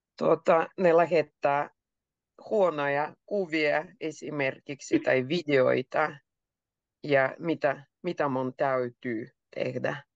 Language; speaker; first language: Finnish; native; Finnish